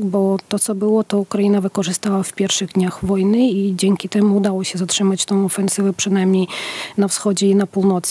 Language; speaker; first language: Polish; non-native, fluent; Ukrainian